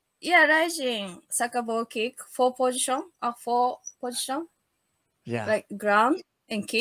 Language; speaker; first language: English; non-native, learner; Japanese